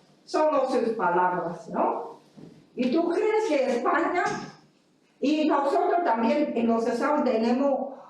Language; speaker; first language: Spanish; non-native, fluent; Chinese